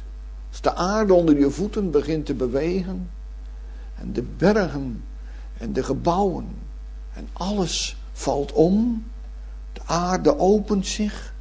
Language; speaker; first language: Dutch; native; Dutch